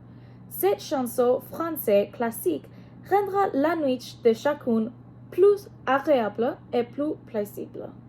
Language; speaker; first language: French; non-native, learner; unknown